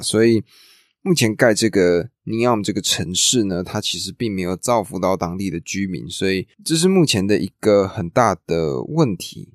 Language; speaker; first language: Chinese; native; Chinese